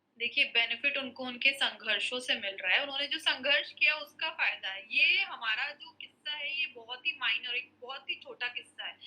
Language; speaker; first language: Hindi; native; Hindi